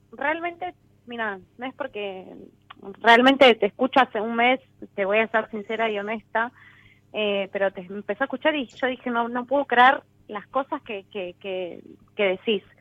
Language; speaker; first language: Spanish; native; Spanish